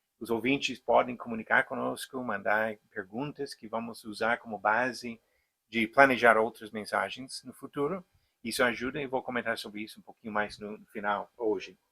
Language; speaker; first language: Portuguese; non-native, fluent; English